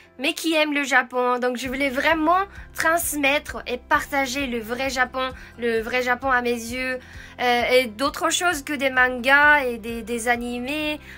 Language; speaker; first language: French; non-native, fluent; Japanese